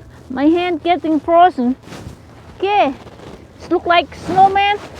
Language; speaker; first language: English; non-native, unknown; Thai